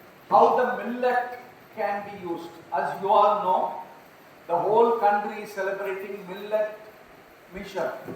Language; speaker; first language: English; non-native, local second language; Tamil